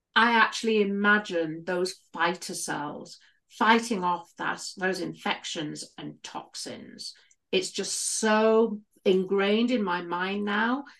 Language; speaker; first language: English; native; English